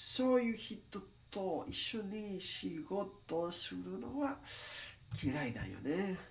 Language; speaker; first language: Japanese; non-native, learner; English